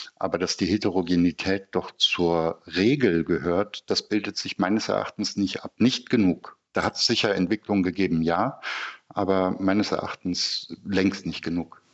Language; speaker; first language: German; early bilingual, other home language; Turkish